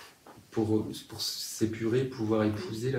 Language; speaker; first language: French; native; French